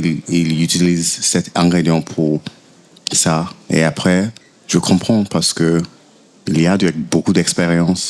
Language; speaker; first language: French; non-native, fluent; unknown